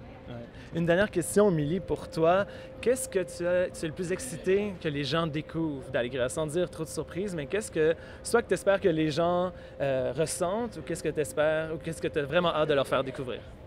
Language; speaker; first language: French; native; French